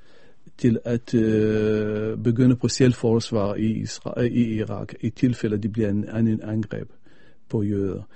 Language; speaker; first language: Danish; non-native, fluent; Arabic